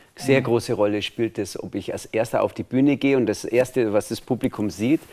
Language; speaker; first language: German; native; German